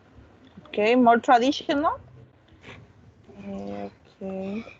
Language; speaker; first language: English; non-native, learner; Spanish